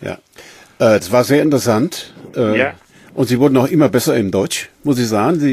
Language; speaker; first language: German; native; German